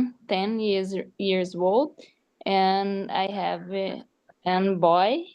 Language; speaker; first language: English; non-native, learner; Portuguese